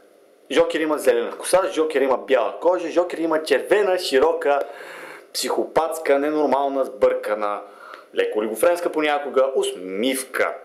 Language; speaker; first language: Bulgarian; native; Bulgarian